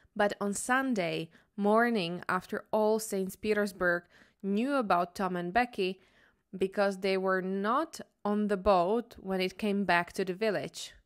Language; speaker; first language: English; non-native, fluent; Slovak